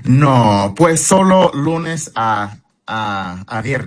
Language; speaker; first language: Spanish; early bilingual, heritage; Spanish